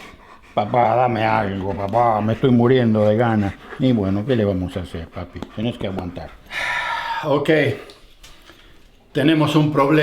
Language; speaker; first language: Spanish; native; Spanish